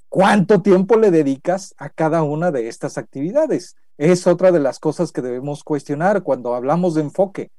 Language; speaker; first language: Spanish; native; Spanish